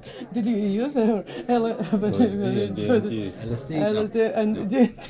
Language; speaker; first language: English; non-native, learner; Russian